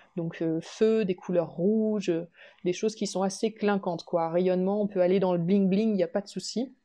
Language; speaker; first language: French; native; French